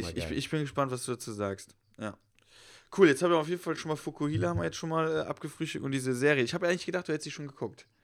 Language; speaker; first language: German; native; German